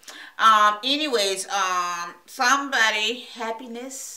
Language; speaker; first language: English; native; English